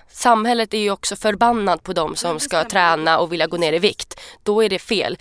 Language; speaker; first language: Swedish; native; Swedish